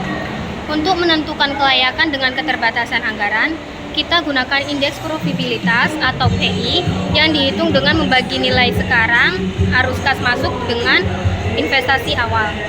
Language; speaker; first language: Indonesian; native; Indonesian